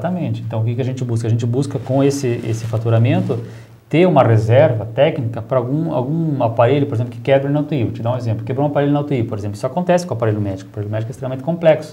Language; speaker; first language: Portuguese; native; Portuguese